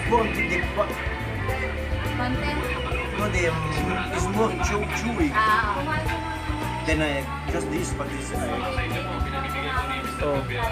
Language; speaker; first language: English; non-native, learner; Italian